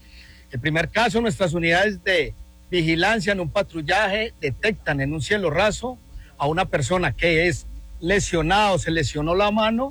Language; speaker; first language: Spanish; native; Spanish